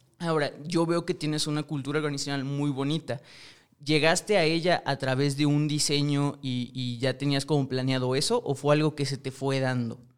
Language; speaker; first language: Spanish; native; Spanish